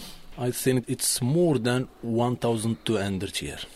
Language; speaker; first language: English; non-native, learner; Arabic